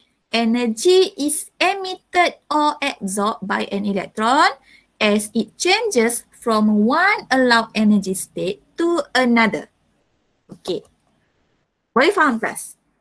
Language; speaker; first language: English; non-native, local second language; Malay